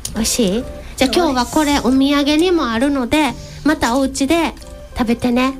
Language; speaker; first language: Japanese; native; Japanese